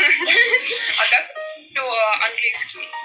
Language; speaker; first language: Russian; non-native, fluent; Spanish